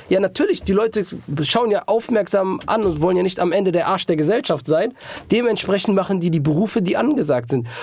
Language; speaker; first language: German; native; German